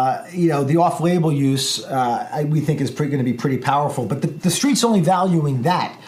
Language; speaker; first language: English; native; English